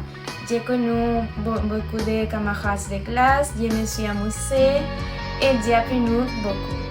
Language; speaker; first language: French; non-native, learner; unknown